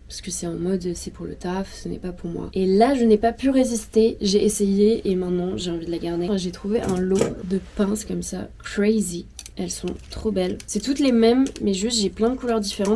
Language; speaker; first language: French; native; French